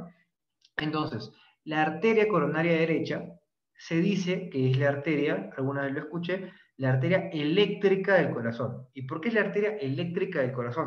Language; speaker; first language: Spanish; native; Spanish